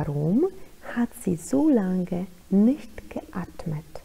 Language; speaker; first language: German; non-native, fluent; Polish